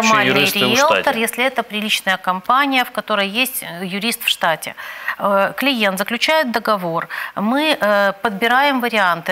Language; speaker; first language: Russian; native; Russian